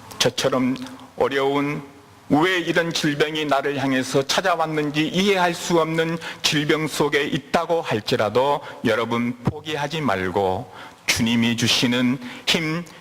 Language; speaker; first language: Korean; native; Korean